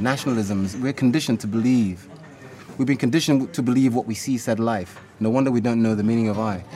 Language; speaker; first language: English; non-native, local second language; Yoruba